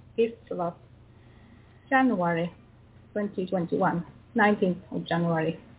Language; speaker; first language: English; non-native, learner; Polish